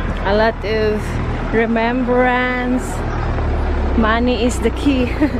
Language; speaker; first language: English; non-native, local second language; Cebuano